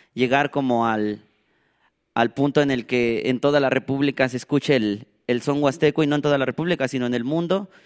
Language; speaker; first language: Spanish; non-native, local second language; Nahuatl languages